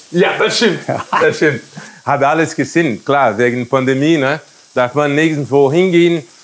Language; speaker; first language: German; non-native, fluent; Portuguese